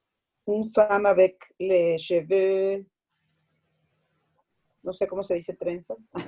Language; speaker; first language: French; non-native, learner; Spanish